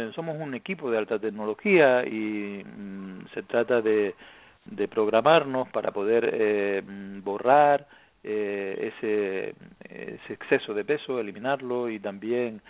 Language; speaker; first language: Spanish; native; Spanish